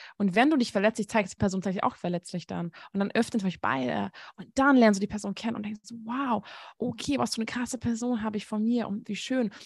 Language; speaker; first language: German; non-native, fluent; Hungarian